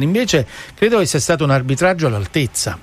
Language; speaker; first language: Italian; native; Italian